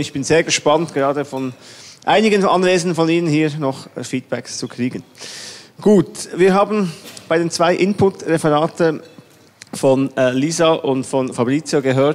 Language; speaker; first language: German; native; German